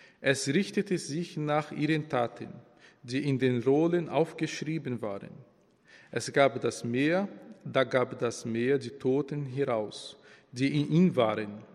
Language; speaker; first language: German; non-native, fluent; Portuguese